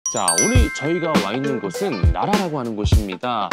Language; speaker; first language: Korean; native; Korean